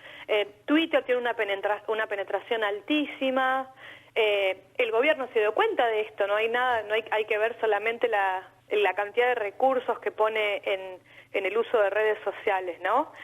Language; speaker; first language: Spanish; native; Spanish